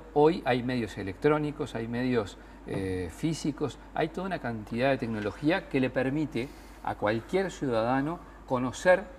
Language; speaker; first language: Spanish; native; Spanish